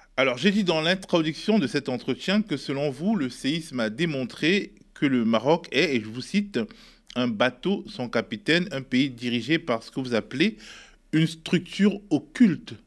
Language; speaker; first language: French; native; French